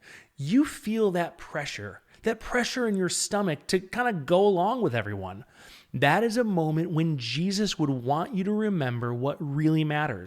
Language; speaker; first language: English; native; English